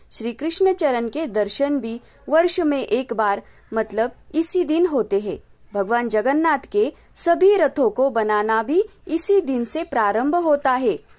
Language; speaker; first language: Hindi; non-native, local second language; Marathi